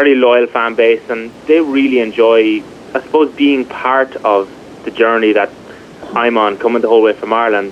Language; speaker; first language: English; native; English